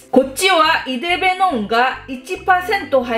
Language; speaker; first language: Japanese; non-native, fluent; Korean